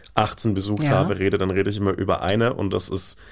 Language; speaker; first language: German; native; German